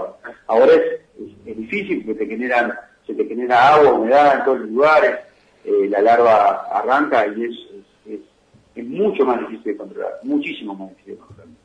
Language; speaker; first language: Spanish; native; Spanish